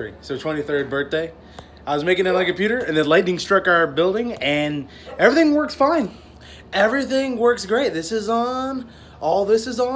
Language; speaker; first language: English; native; English